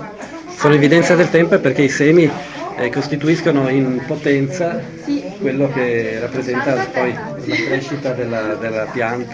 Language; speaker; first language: Italian; native; Italian